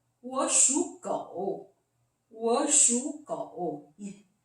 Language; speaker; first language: Chinese; non-native, fluent; Korean